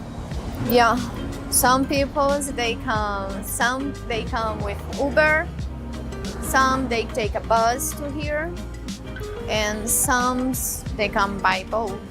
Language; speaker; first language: English; non-native, learner; Portuguese